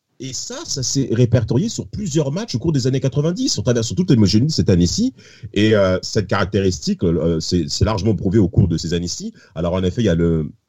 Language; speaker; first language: French; native; French